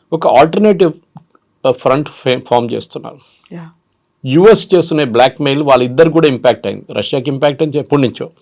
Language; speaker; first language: Telugu; non-native, local second language; Malayalam